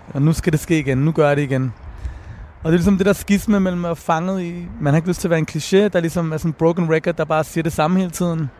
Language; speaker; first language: Danish; early bilingual, other home language; Persian